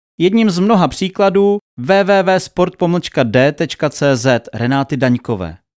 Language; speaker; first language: Czech; native; Czech